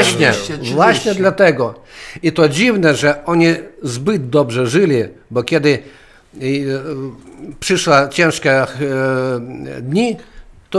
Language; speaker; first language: Polish; non-native, fluent; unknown